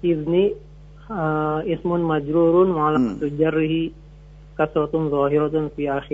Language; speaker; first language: Arabic; non-native, learner; Indonesian